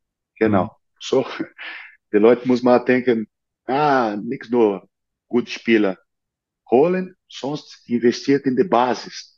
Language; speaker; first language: German; non-native, fluent; Portuguese